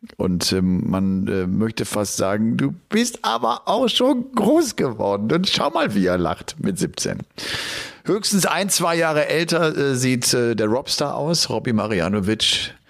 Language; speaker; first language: German; native; German